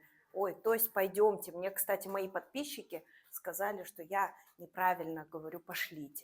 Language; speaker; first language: Russian; native; Russian